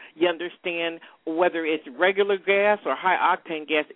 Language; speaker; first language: English; native; English